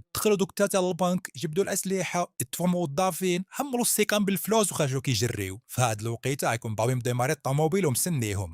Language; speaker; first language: Arabic; native; Arabic